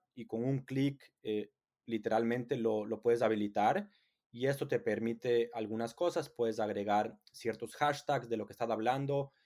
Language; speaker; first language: Spanish; native; Spanish